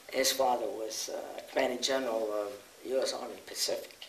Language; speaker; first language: English; native; English